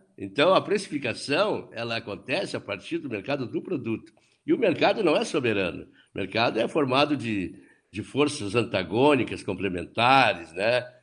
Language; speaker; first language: Portuguese; native; Portuguese